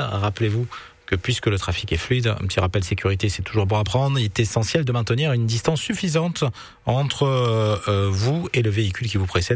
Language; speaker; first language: French; native; French